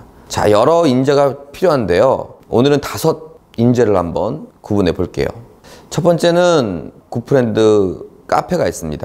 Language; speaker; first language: Korean; native; Korean